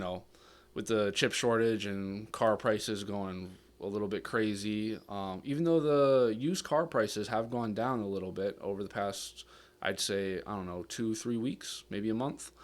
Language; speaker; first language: English; native; English